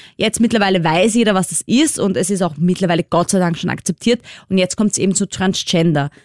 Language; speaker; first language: German; native; German